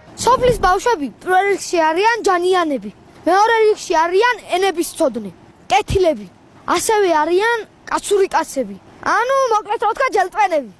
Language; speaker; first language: Georgian; non-native, local second language; Svan